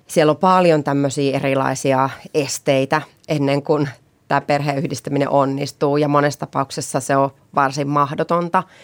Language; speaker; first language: Finnish; native; Finnish